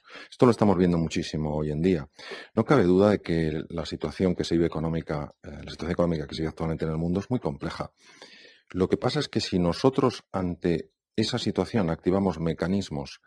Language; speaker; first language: Spanish; native; Spanish